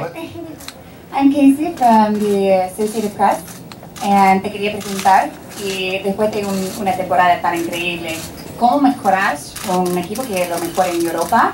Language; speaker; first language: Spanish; non-native, learner; English